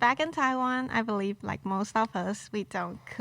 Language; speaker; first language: English; non-native, local second language; Chinese